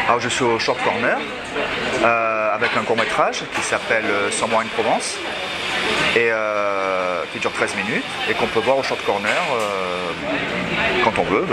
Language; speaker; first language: French; native; French